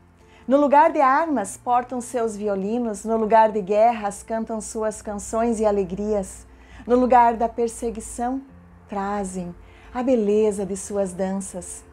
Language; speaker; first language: Portuguese; native; Portuguese